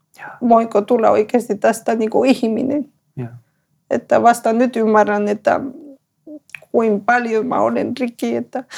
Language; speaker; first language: Finnish; non-native, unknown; Spanish